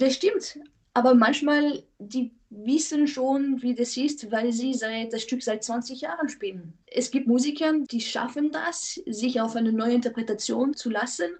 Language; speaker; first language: German; non-native, fluent; French